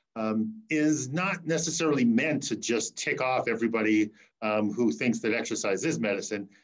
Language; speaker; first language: English; native; English